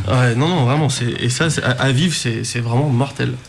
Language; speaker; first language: French; native; French